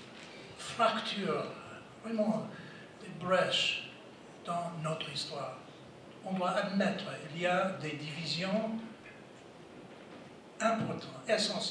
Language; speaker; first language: French; non-native, fluent; English